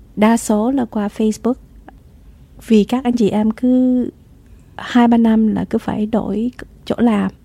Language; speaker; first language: Vietnamese; early bilingual, heritage; Vietnamese